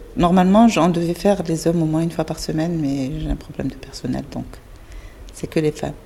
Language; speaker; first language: French; non-native, local second language; Arabic